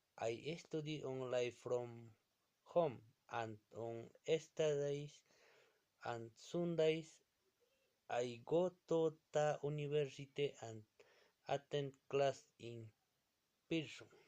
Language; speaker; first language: English; non-native, learner; Spanish